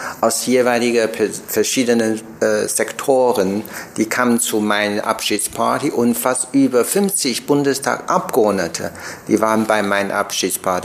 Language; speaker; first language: German; non-native, learner; Chinese